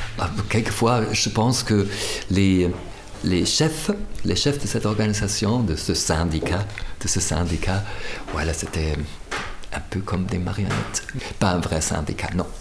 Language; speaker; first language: French; non-native, fluent; German